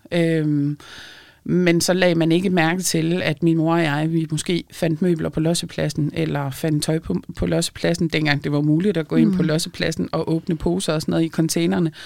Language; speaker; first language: Danish; early bilingual, other home language; Lithuanian